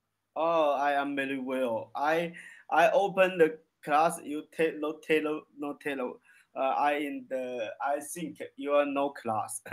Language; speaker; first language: English; non-native, learner; Chinese